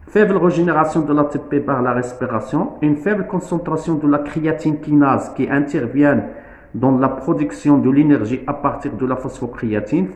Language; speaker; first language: French; non-native, local second language; Arabic